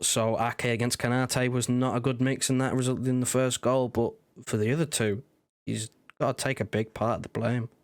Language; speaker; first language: English; native; English